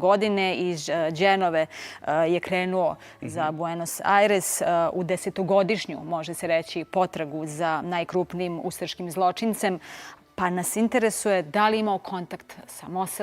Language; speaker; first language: Serbian; native; Serbian